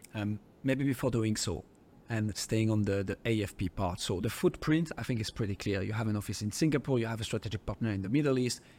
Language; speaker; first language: English; non-native, fluent; French